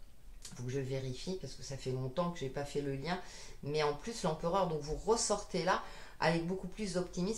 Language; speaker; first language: French; native; French